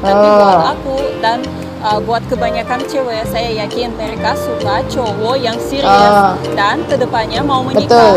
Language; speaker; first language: Indonesian; non-native, fluent; Russian